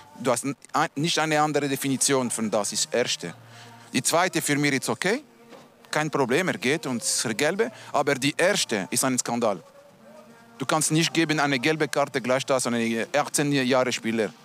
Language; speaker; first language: German; non-native, local second language; Italian